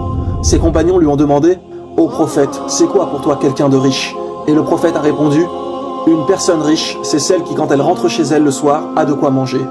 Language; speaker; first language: French; native; French